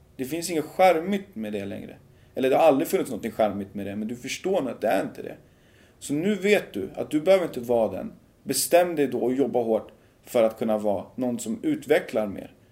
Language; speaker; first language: Swedish; early bilingual, other home language; Persian